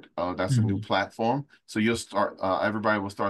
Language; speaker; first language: English; native; English